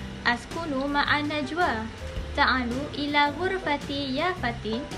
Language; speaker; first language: Arabic; non-native, learner; Malay